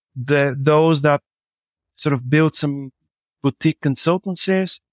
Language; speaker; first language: English; non-native, fluent; Bulgarian